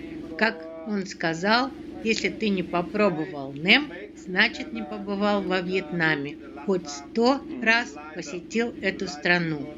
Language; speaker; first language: Russian; native; Russian